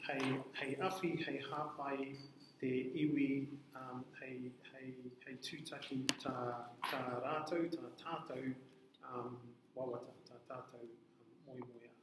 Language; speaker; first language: Māori; non-native, learner; English